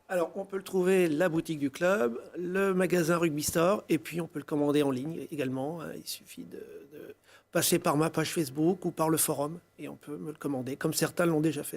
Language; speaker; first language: French; native; French